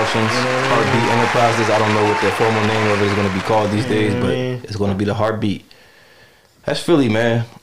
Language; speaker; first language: English; native; English